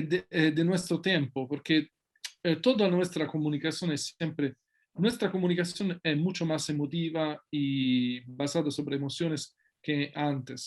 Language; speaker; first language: Spanish; non-native, fluent; Italian